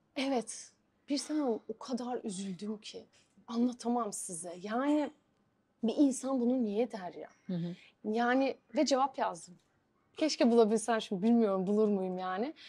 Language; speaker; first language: Turkish; non-native, fluent; Bulgarian